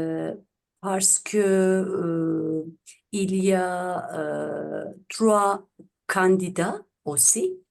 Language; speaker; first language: French; non-native, learner; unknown